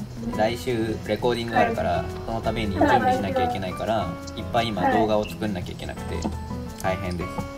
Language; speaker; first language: Japanese; native; Japanese